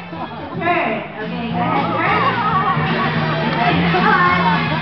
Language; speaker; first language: English; non-native, local second language; Filipino